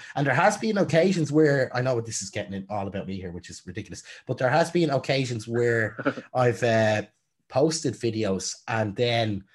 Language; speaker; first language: English; native; English